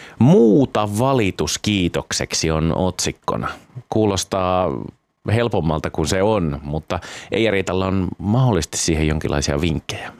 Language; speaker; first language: Finnish; native; Finnish